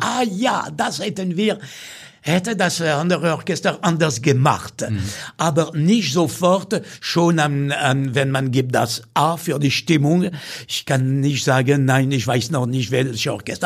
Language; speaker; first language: German; non-native, fluent; French